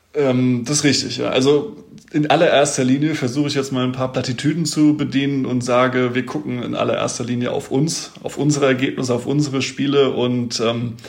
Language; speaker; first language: German; native; German